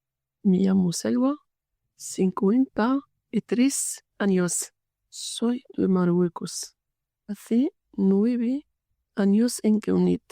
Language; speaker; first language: Spanish; non-native, learner; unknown